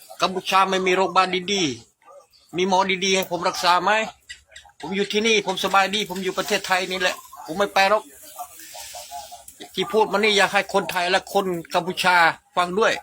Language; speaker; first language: Thai; non-native, fluent; Khmer